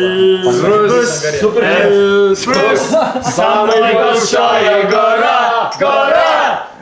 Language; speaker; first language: Russian; non-native, learner; English